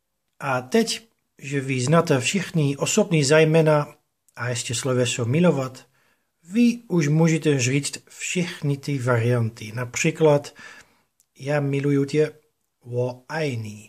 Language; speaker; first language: Czech; non-native, fluent; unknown